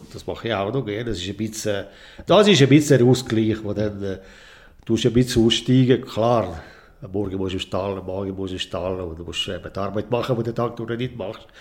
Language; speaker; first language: German; native; German